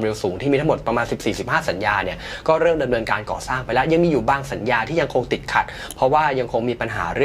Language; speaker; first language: Thai; native; Thai